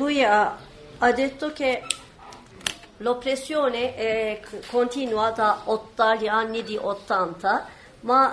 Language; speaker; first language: Italian; non-native, learner; Kurdish